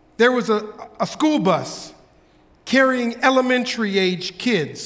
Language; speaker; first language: English; native; English